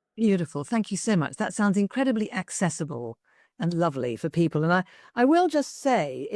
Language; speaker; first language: English; native; English